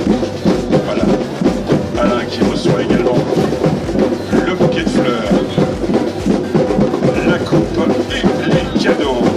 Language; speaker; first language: French; native; French